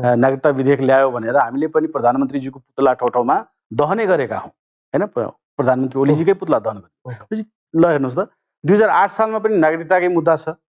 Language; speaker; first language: Nepali; non-native, local second language; Maithili